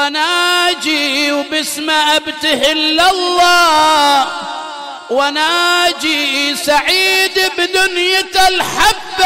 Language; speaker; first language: Arabic; native; Arabic